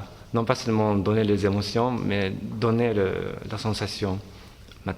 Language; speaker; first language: French; non-native, fluent; Japanese